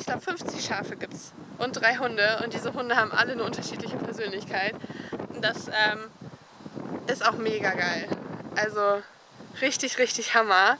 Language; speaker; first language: German; native; German